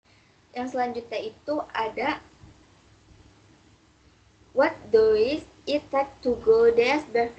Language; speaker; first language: Indonesian; native; Indonesian